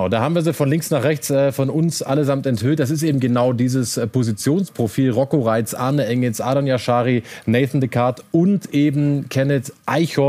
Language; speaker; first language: German; native; German